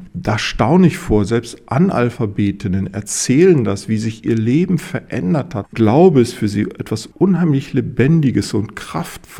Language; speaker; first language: German; native; German